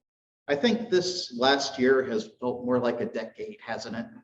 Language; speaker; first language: English; native; English